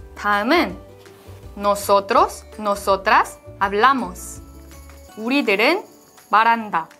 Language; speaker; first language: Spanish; non-native, fluent; Korean